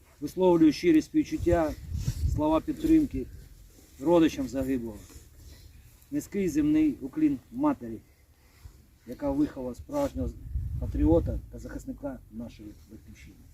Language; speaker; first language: Ukrainian; native; Ukrainian